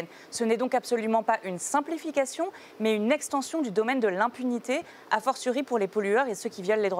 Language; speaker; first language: French; native; French